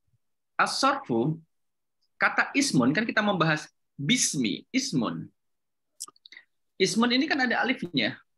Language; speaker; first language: Indonesian; native; Indonesian